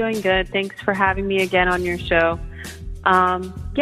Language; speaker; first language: English; native; English